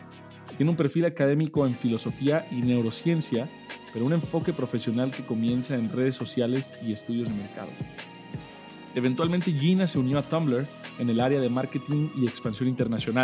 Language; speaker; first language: Spanish; native; Spanish